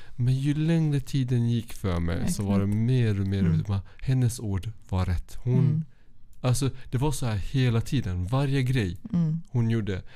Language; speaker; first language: Swedish; early bilingual, other home language; Arabic